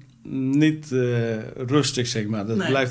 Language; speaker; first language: Dutch; non-native, fluent; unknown